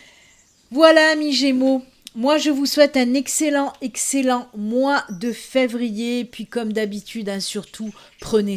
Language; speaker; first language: French; native; French